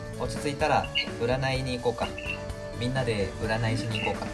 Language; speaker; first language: Japanese; native; Japanese